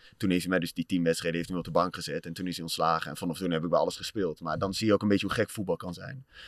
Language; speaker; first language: Dutch; native; Dutch